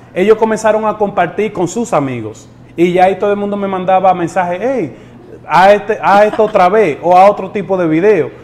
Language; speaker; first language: Spanish; native; Spanish